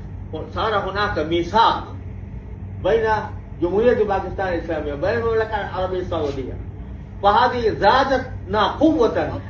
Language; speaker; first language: Arabic; non-native, fluent; Urdu